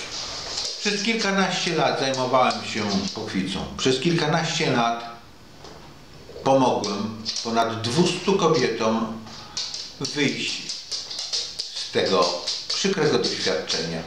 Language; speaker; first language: Polish; native; Polish